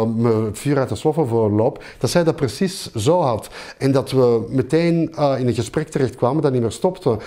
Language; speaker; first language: Dutch; native; Dutch